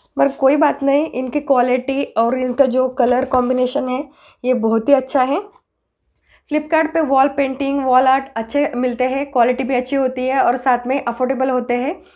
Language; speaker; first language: Hindi; non-native, local second language; Marathi